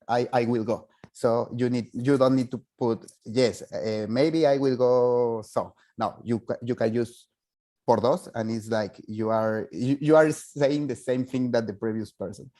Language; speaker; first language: English; non-native, fluent; Spanish